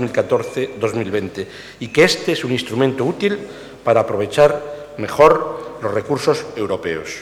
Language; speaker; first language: Spanish; native; Spanish